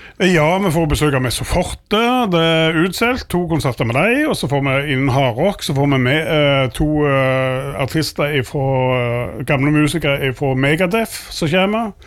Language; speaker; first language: Norwegian; native; Norwegian